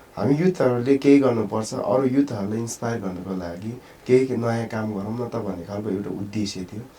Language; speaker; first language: Nepali; non-native, local second language; Sherpa